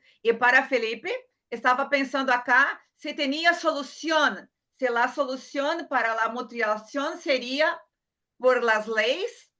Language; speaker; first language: Spanish; non-native, learner; Portuguese